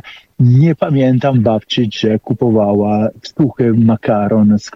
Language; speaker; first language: Polish; non-native, fluent; Italian